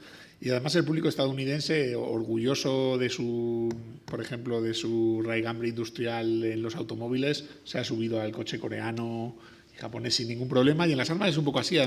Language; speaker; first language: Spanish; native; Spanish